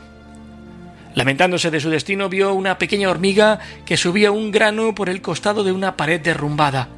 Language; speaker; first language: Spanish; native; Spanish